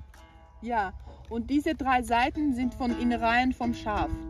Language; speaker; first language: German; non-native, learner; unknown